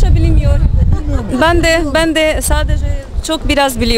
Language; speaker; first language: Turkish; non-native, learner; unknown